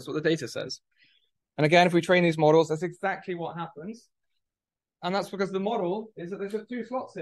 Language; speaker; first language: English; native; English